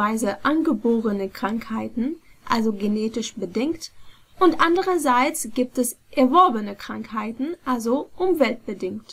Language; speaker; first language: German; non-native, fluent; Arabic